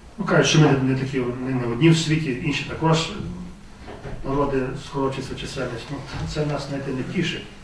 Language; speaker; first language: Ukrainian; native; Ukrainian